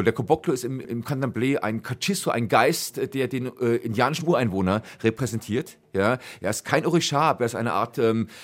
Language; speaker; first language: German; native; German